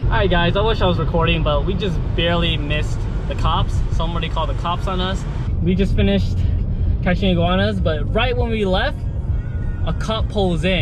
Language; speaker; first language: English; native; English